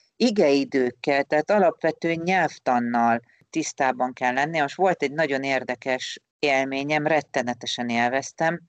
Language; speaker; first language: Hungarian; native; Hungarian